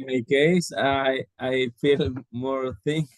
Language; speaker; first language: English; non-native, learner; Spanish